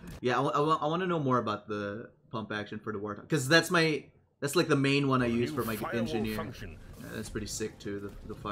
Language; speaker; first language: English; native; English